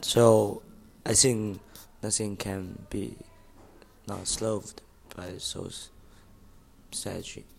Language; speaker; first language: English; non-native, learner; Chinese